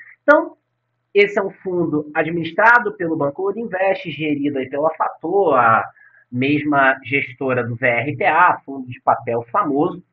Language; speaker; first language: Portuguese; native; Portuguese